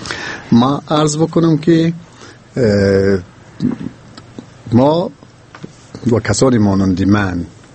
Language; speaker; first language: Persian; native; Persian